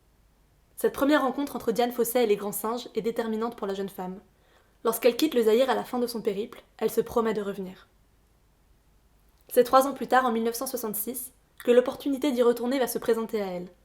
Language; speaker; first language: French; native; French